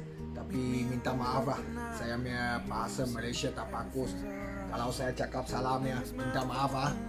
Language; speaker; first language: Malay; non-native, local second language; Chinese